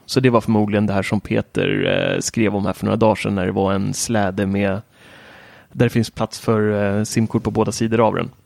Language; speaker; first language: Swedish; native; Swedish